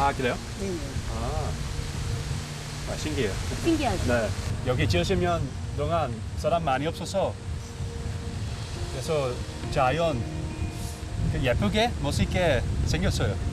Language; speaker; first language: Korean; non-native, learner; Dutch